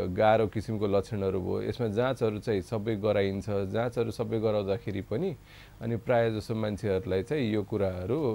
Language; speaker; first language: Nepali; non-native, local second language; Maithili